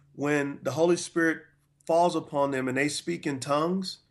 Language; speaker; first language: English; native; English